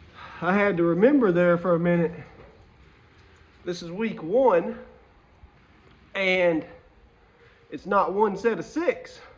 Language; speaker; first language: English; native; English